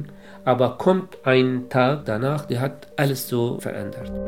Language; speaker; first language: German; non-native, local second language; Kurdish